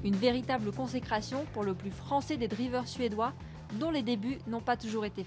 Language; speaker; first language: French; native; French